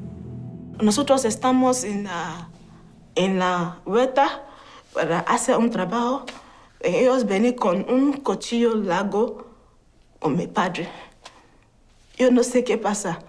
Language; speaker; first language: Spanish; non-native, learner; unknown